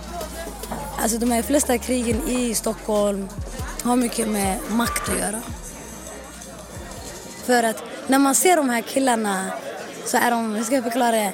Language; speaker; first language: Swedish; early bilingual, other home language; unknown